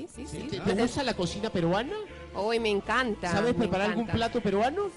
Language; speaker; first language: Spanish; non-native, fluent; Russian